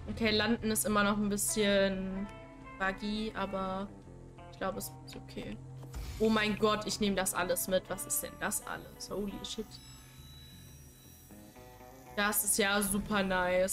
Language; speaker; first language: German; native; German